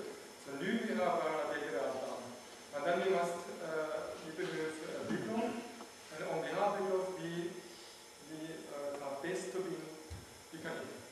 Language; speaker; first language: Swedish; non-native, learner; German